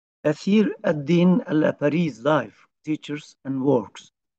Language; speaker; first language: English; non-native, fluent; Turkish